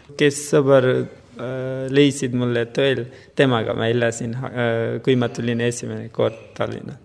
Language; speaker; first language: Estonian; non-native, learner; Persian